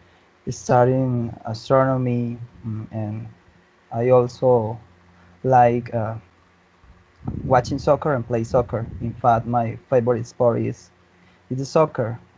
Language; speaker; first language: English; non-native, learner; Spanish